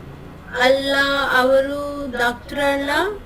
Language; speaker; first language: Kannada; non-native, learner; Bhojpuri